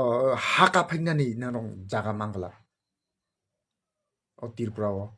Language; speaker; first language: Bangla; non-native, local second language; Kok Borok